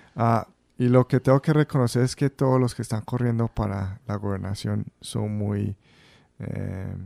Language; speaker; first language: Spanish; early bilingual, heritage; Spanish